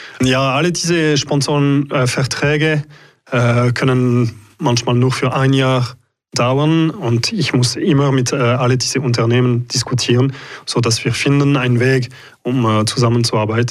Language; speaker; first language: German; non-native, local second language; French